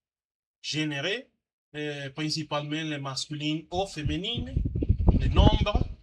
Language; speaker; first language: French; non-native, learner; Spanish